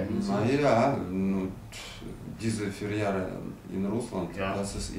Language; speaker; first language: German; non-native, learner; Russian